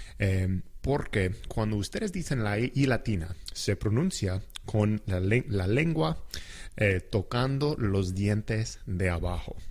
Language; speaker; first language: Spanish; non-native, fluent; English